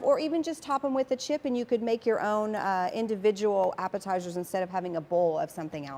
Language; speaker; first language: English; native; English